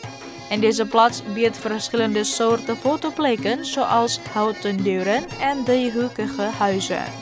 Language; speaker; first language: Dutch; non-native, fluent; Indonesian